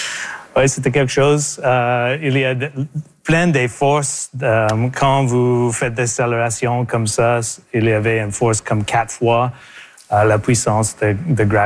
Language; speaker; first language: French; non-native, local second language; English